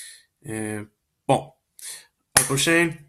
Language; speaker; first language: French; non-native, learner; Spanish